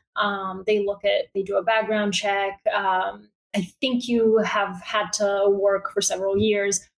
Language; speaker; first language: English; early bilingual, other home language; Bulgarian